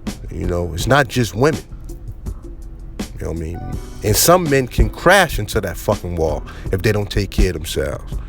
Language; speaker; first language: English; native; English